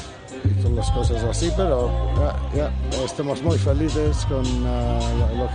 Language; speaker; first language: Spanish; non-native, fluent; English